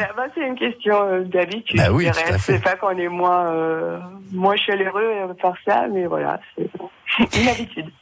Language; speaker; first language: French; non-native, fluent; German